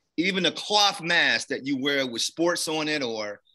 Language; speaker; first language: English; native; English